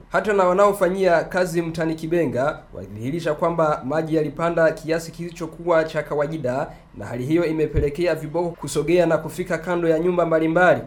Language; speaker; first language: Swahili; non-native, local second language; Rundi